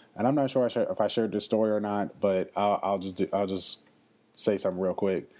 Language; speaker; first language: English; native; English